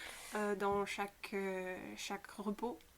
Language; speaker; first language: French; non-native, fluent; Bulgarian